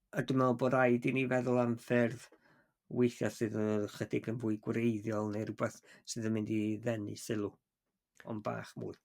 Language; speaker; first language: Welsh; native; Welsh